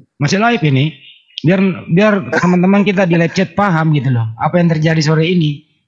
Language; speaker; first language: Indonesian; native; Indonesian